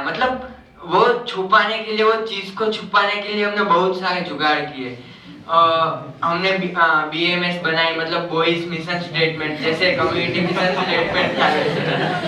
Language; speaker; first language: Hindi; native; Hindi